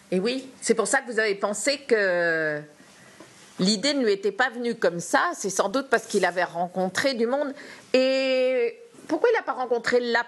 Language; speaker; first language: French; native; French